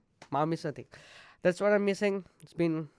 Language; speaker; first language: English; non-native, local second language; Tamil